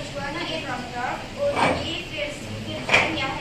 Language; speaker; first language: German; non-native, learner; Indonesian